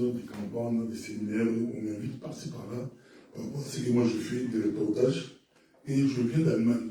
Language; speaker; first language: French; non-native, local second language; Lingala